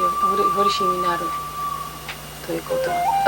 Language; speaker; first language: Japanese; non-native, learner; English